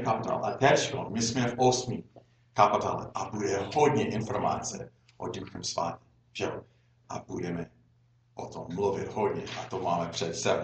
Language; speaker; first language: Czech; non-native, fluent; English